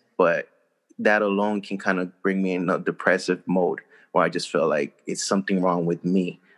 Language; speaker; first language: English; early bilingual, other home language; Spanish